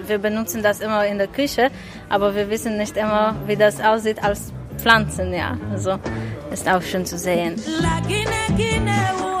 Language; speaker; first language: German; non-native, fluent; Polish